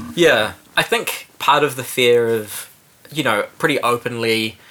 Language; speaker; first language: English; native; English